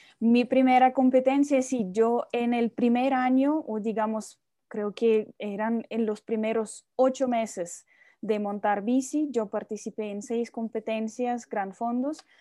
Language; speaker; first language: Spanish; non-native, fluent; Russian